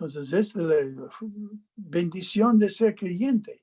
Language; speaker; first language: Spanish; non-native, fluent; English